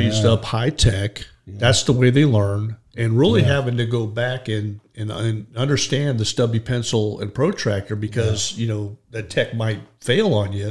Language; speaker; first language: English; native; English